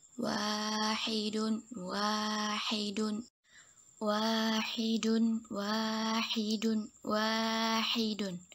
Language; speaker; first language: Arabic; non-native, fluent; Indonesian